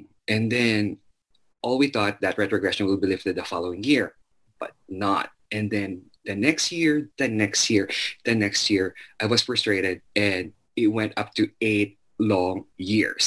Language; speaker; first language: English; non-native, local second language; Chavacano